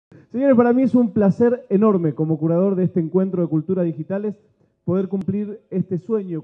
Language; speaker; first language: Spanish; native; Spanish